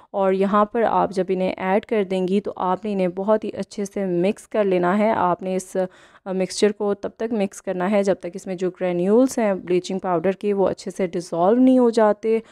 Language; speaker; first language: Hindi; native; Hindi